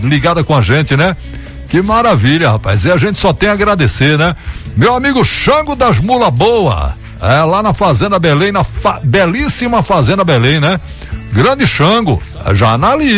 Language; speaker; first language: Portuguese; native; Portuguese